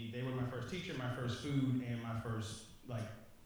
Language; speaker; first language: English; native; English